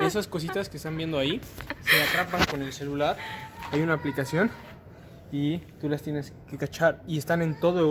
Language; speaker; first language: Spanish; native; Spanish